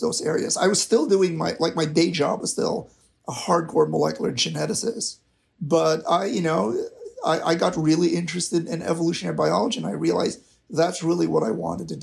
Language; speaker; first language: English; non-native, local second language; Filipino